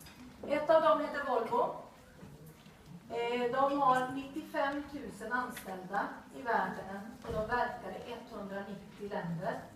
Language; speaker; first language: Swedish; native; Swedish